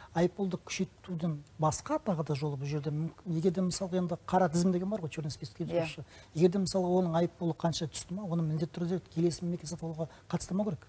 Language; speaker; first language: Kazakh; non-native, local second language; Russian